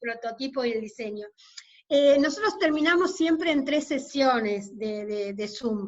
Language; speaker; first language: Spanish; native; Spanish